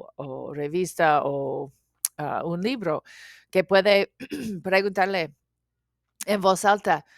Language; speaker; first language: Spanish; non-native, learner; English